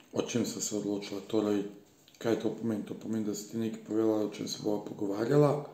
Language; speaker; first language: Slovenian; early bilingual, other home language; Bosnian